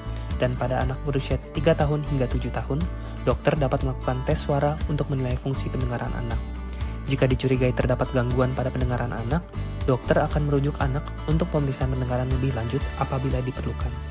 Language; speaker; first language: Indonesian; native; Indonesian